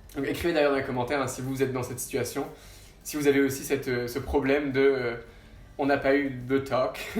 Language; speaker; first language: French; native; French